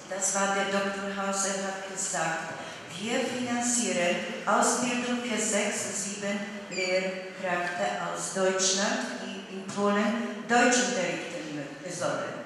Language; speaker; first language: German; non-native, fluent; Polish